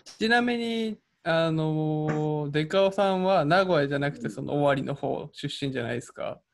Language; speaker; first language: Japanese; native; Japanese